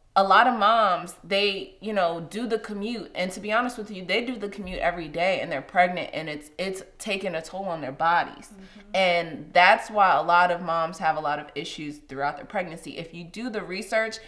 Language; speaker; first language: English; native; English